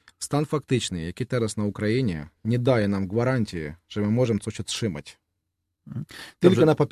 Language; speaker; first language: Polish; non-native, learner; Russian